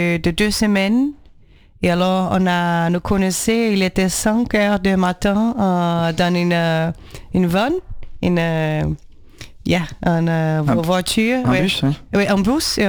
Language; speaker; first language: French; non-native, learner; Portuguese